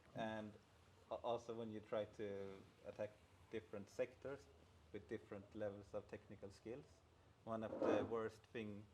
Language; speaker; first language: English; non-native, fluent; Swedish